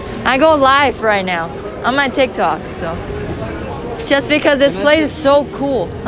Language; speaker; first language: English; non-native, fluent; Vietnamese